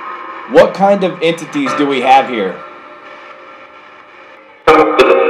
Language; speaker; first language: English; native; English